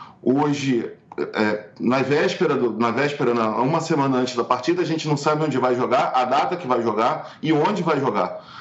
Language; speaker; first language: Portuguese; native; Portuguese